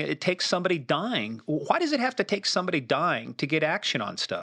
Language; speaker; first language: English; native; English